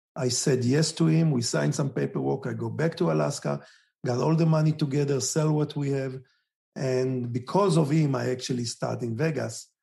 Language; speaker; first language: English; non-native, fluent; Hebrew